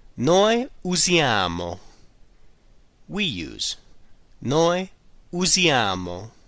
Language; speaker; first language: Italian; non-native, learner; English